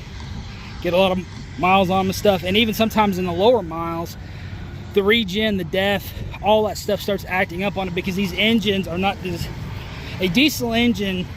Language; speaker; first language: English; native; English